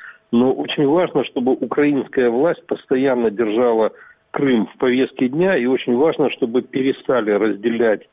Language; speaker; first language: Russian; native; Russian